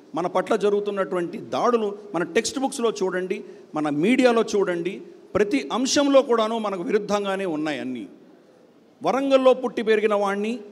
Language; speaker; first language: Telugu; native; Telugu